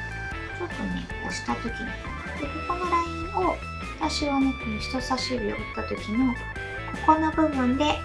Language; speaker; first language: Japanese; native; Japanese